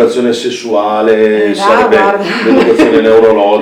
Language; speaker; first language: Italian; native; Italian